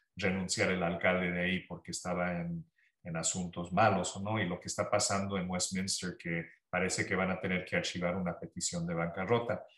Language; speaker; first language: Spanish; early bilingual, heritage; Spanish